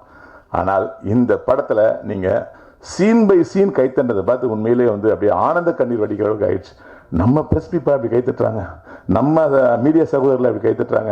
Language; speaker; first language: Tamil; native; Tamil